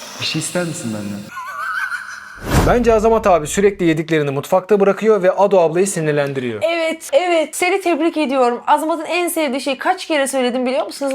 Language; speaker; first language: Turkish; native; Turkish